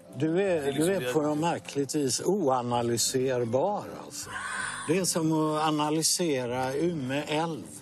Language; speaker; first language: Swedish; native; Swedish